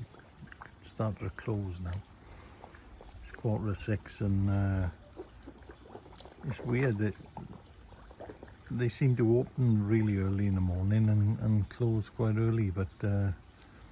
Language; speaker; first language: English; native; English